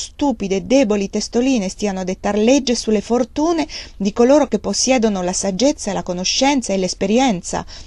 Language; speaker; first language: Italian; native; Italian